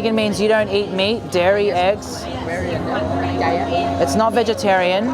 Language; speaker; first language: English; native; English